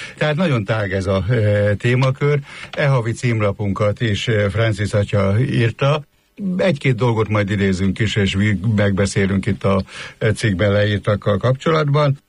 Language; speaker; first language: Hungarian; native; Hungarian